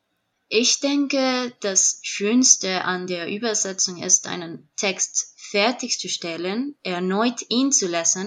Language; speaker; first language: German; non-native, fluent; Spanish